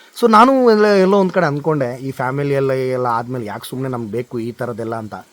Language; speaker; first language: Kannada; non-native, local second language; Konkani